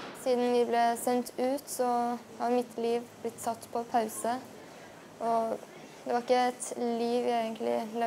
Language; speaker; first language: Norwegian; early bilingual, other home language; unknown